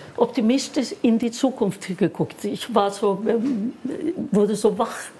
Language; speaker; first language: German; non-native, fluent; Norwegian